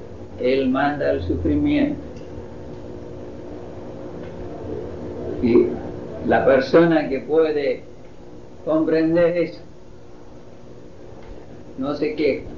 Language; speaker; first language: Spanish; non-native, fluent; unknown